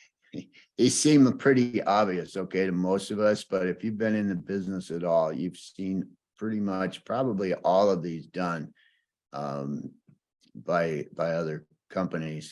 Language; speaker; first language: English; native; English